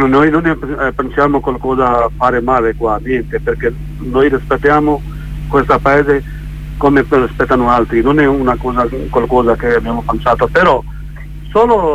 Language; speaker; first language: Italian; non-native, learner; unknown